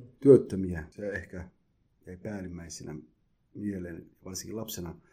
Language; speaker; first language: Finnish; early bilingual, other home language; Somali